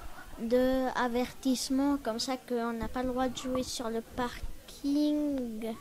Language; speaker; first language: French; early bilingual, other home language; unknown